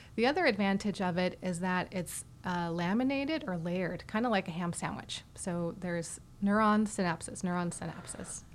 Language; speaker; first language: English; native; English